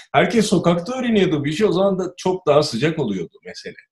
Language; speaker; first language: Turkish; early bilingual, other home language; Spanish